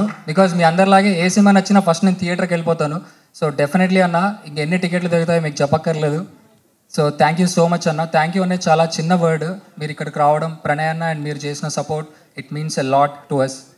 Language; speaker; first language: Telugu; native; Telugu